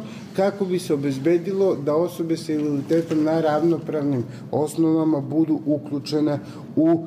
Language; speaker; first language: Serbian; native; Serbian